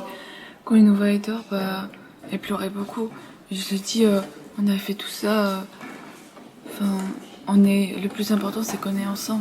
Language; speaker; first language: French; early bilingual, other home language; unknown